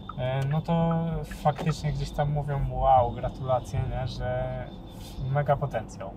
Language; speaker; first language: Polish; native; Polish